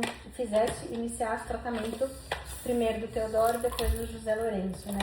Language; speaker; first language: Portuguese; native; Portuguese